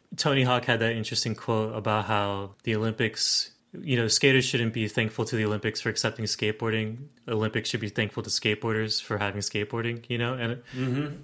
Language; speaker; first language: English; native; English